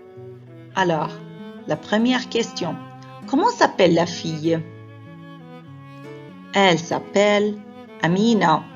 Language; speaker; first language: French; non-native, fluent; Arabic